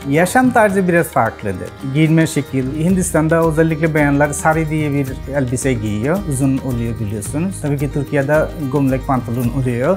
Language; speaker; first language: Turkish; non-native, fluent; Bangla